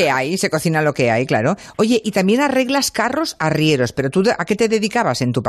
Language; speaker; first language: Spanish; native; Spanish